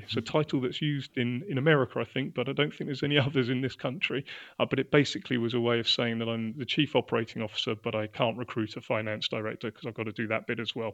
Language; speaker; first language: English; native; English